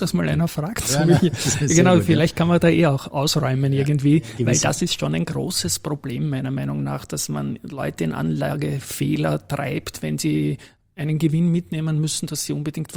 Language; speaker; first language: German; native; German